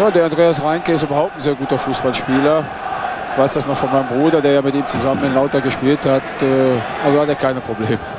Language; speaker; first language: German; native; German